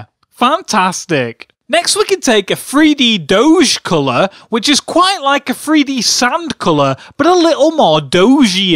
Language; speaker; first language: English; native; English